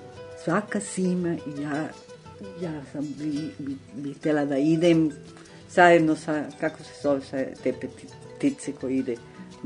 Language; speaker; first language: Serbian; non-native, fluent; Spanish